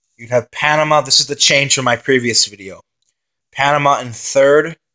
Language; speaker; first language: English; native; English